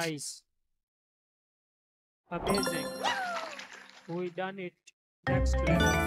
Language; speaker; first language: English; non-native, learner; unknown